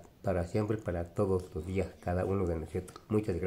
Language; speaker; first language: Spanish; non-native, local second language; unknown